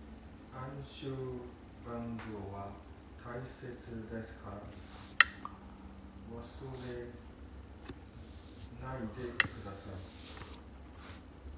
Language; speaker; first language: Japanese; non-native, learner; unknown